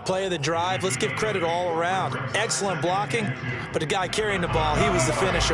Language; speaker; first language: English; native; English